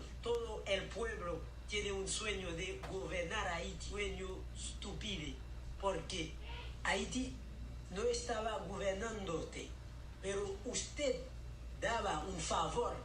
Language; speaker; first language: Spanish; non-native, learner; Haitian Creole